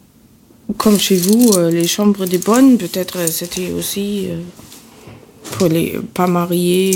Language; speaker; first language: French; non-native, fluent; German